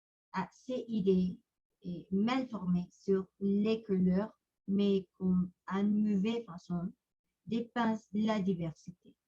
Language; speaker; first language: French; non-native, learner; Spanish